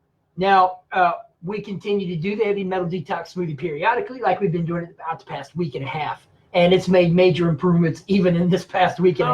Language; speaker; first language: English; native; English